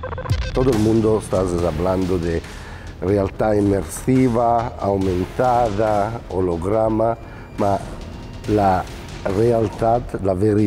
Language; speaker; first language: Spanish; non-native, learner; Italian